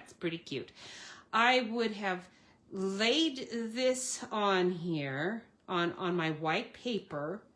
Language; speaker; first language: English; native; English